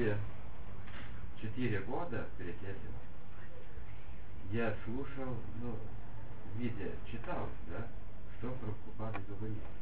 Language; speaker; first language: Russian; non-native, fluent; Lithuanian